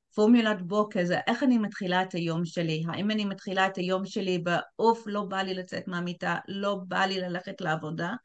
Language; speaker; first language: Hebrew; non-native, fluent; English